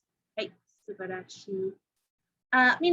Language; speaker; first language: Japanese; non-native, fluent; English